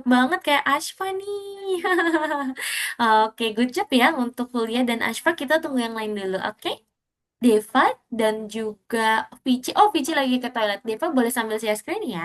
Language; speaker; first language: Indonesian; native; Indonesian